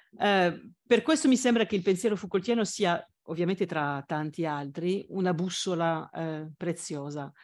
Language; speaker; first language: Italian; non-native, fluent; French